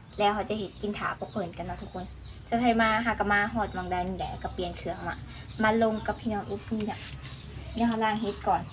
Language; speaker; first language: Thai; non-native, local second language; Lao